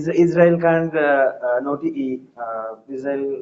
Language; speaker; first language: English; non-native, learner; Bangla